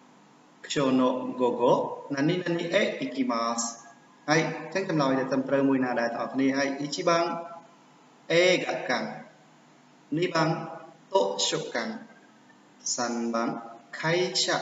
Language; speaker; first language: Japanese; non-native, fluent; Khmer